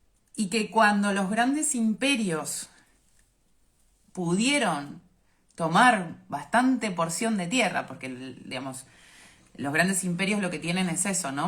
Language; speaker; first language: Spanish; native; Spanish